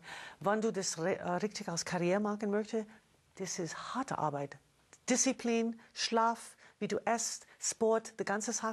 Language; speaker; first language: German; non-native, fluent; English